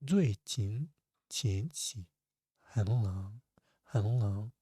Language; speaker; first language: Chinese; non-native, fluent; Russian